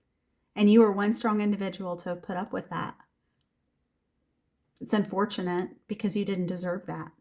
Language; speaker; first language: English; native; English